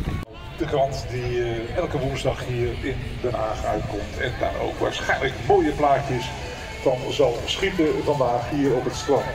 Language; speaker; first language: Dutch; native; Dutch